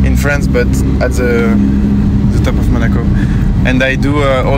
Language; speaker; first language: English; non-native, learner; French